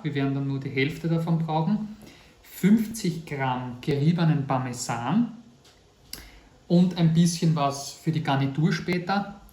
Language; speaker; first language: German; native; German